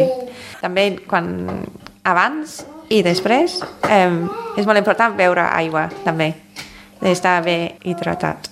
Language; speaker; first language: Catalan; non-native, fluent; English